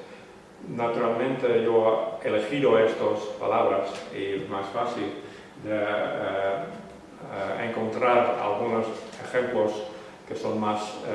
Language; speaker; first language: Spanish; non-native, learner; Western Frisian